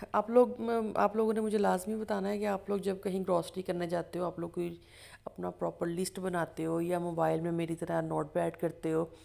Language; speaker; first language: Urdu; non-native, local second language; Punjabi